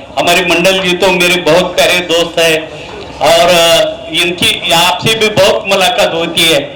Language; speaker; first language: Hindi; non-native, local second language; Marathi